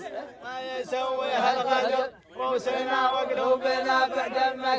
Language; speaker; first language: Arabic; native; Arabic